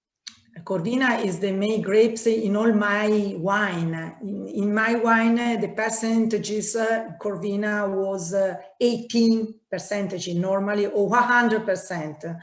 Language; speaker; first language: English; non-native, learner; Italian